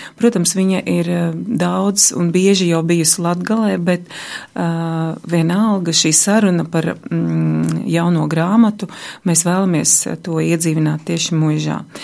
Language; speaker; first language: Latvian; native; Latvian